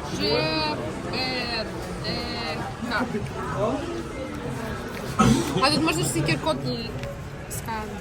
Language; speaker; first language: Ukrainian; native; Ukrainian